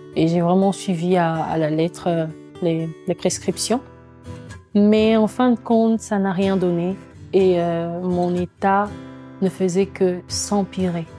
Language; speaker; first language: French; non-native, local second language; Lingala